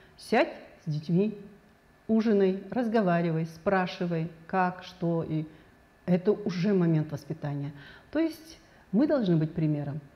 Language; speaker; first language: Russian; non-native, local second language; Kazakh